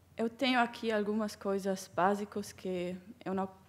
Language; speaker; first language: Portuguese; non-native, fluent; German